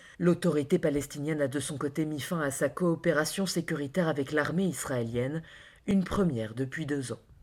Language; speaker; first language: French; native; French